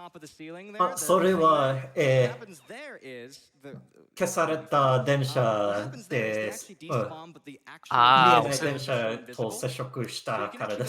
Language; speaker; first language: Japanese; non-native, learner; English